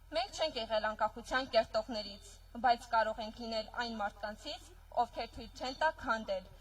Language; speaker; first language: Armenian; native; Armenian